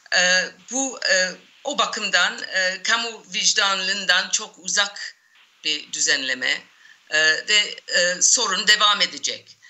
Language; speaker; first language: Turkish; non-native, fluent; English